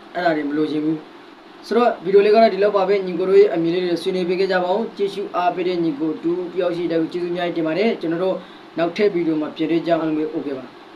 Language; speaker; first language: Burmese; native; Burmese